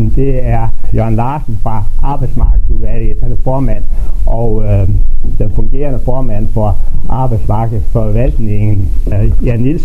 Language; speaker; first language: Danish; native; Danish